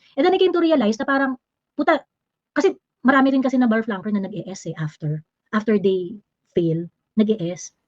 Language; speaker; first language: Filipino; native; Filipino